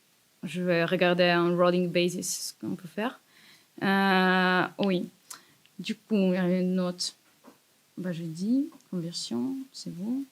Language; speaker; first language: French; non-native, fluent; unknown